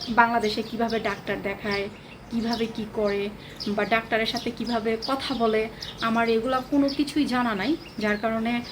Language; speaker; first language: Bangla; early bilingual, heritage; Bangla